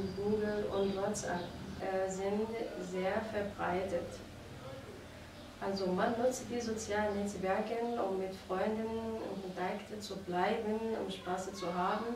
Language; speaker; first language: German; non-native, fluent; Arabic